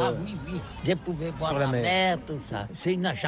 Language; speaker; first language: French; non-native, learner; Catalan